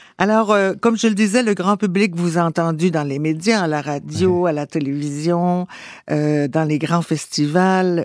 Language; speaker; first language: French; native; French